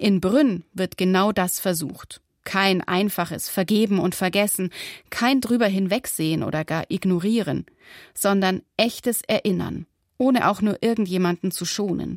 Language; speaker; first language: German; native; German